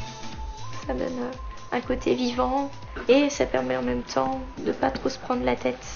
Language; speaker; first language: French; native; French